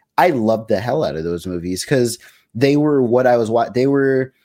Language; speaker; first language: English; native; English